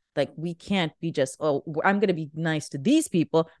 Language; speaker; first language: English; non-native, local second language; Urdu